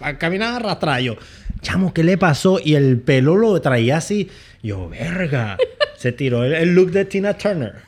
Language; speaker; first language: Spanish; native; Spanish